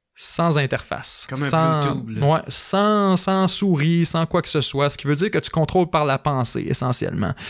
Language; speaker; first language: French; native; French